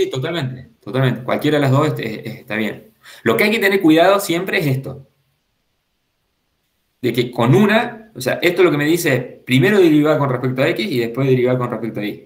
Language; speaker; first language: Spanish; native; Spanish